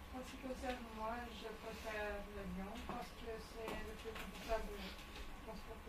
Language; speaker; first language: French; non-native, learner; Russian